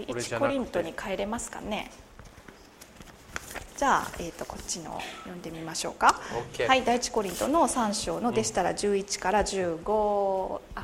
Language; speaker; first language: Japanese; native; Japanese